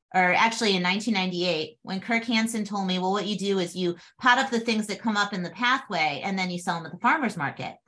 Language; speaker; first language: English; native; English